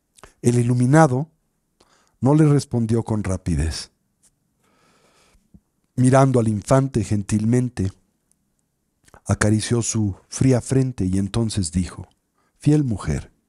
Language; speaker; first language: Spanish; native; Spanish